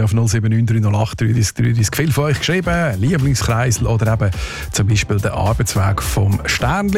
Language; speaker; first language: German; native; German